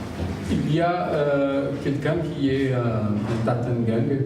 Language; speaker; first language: French; non-native, fluent; Portuguese